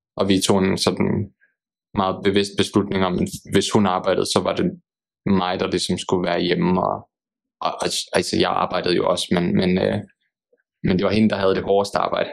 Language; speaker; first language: Danish; early bilingual, other home language; Bosnian